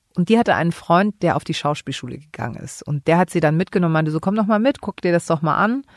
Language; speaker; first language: German; early bilingual, other home language; Greek